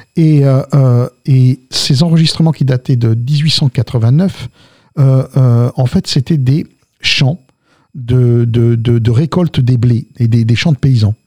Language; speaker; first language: French; early bilingual, other home language; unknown